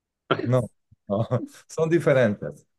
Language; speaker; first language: Spanish; non-native, learner; Polish